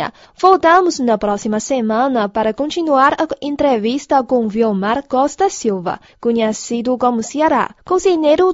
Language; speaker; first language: Portuguese; non-native, fluent; Chinese